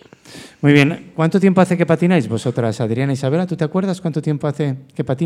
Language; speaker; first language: Spanish; native; Spanish